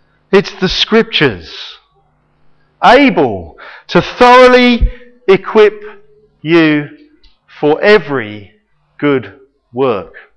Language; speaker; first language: English; native; English